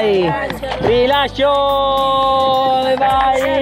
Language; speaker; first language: Italian; native; Italian